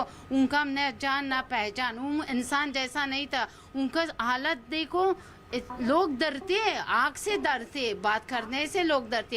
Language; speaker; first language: Hindi; non-native, learner; Persian